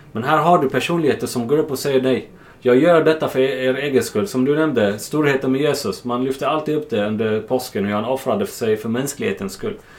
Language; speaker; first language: Swedish; non-native, fluent; Arabic